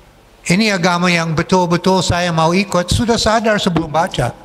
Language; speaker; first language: Indonesian; non-native, fluent; English